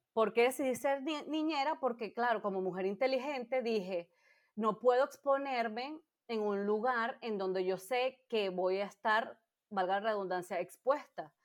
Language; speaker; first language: Spanish; native; Spanish